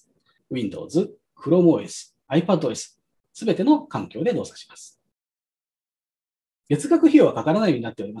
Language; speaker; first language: Japanese; native; Japanese